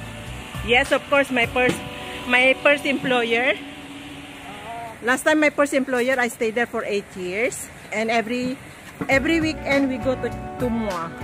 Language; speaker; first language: English; non-native, learner; Filipino